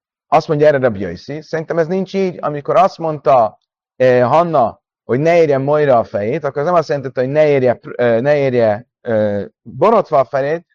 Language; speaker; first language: Hungarian; native; Hungarian